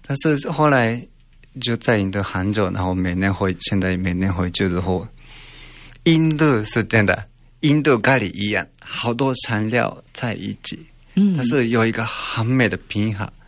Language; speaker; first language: Chinese; non-native, fluent; Japanese